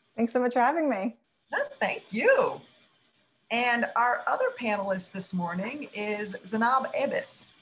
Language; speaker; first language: English; native; English